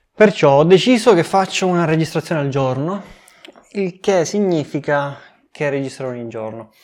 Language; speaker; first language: Italian; native; Italian